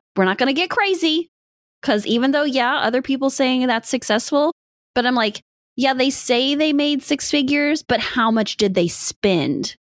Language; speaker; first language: English; native; English